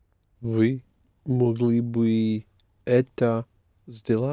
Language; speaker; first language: Russian; non-native, learner; English